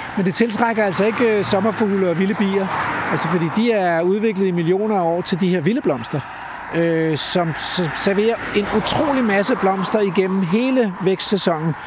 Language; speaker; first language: Danish; native; Danish